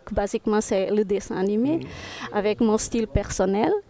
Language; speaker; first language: French; non-native, fluent; Portuguese